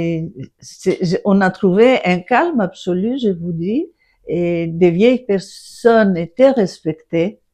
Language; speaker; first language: French; non-native, fluent; Greek